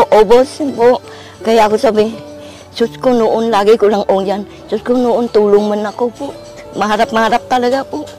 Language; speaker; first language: Filipino; non-native, learner; Vietnamese